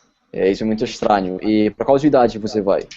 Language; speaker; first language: Portuguese; non-native, fluent; Spanish